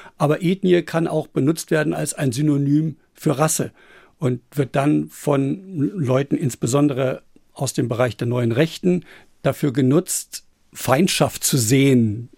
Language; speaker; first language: German; native; German